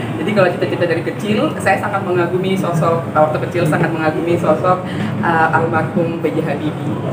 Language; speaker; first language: Indonesian; native; Indonesian